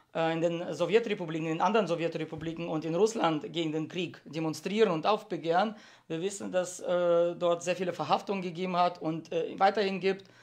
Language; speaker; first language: German; early bilingual, heritage; Russian